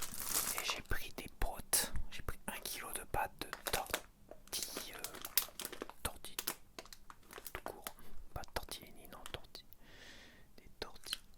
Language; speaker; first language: French; native; French